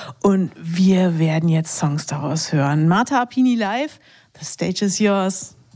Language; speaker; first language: German; native; German